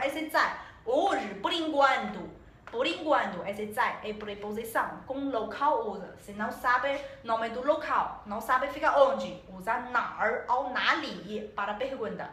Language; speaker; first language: Portuguese; non-native, learner; Chinese